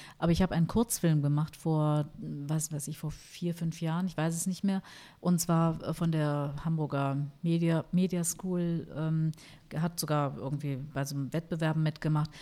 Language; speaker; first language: German; early bilingual, other home language; Turkish